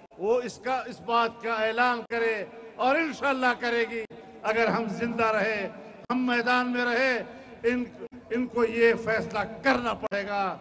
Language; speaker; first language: Urdu; non-native, local second language; Pashto